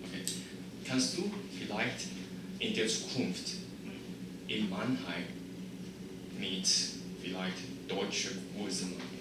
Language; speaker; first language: German; non-native, learner; Chinese